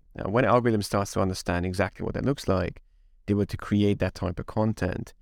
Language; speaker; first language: English; non-native, fluent; Hungarian